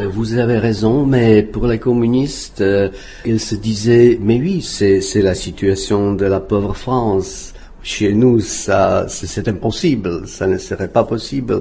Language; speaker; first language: French; non-native, fluent; Czech